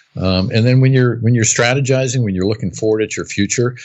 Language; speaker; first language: English; native; English